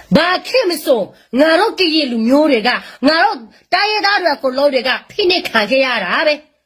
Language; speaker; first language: Burmese; non-native, local second language; S'gaw Karen